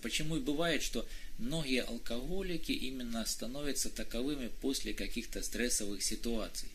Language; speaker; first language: Russian; native; Russian